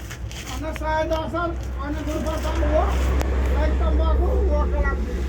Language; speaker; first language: Arabic; non-native, learner; Hindi